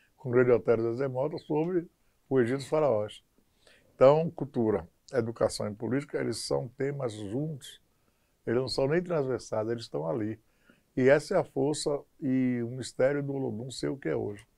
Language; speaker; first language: Portuguese; native; Portuguese